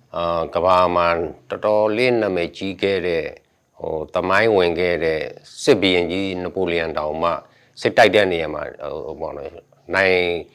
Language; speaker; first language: Burmese; non-native, local second language; S'gaw Karen